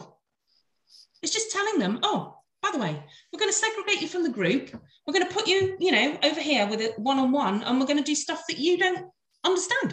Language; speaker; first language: English; native; English